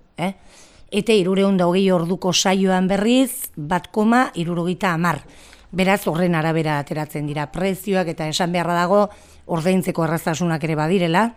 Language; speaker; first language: Basque; native; Basque